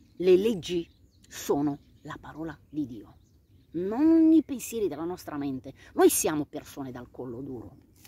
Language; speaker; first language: Italian; non-native, fluent; Romanian